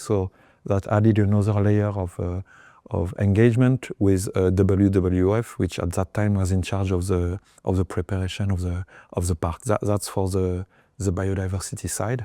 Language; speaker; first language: English; non-native, fluent; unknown